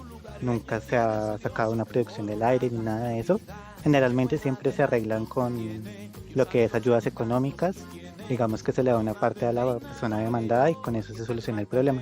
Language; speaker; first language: Spanish; native; Spanish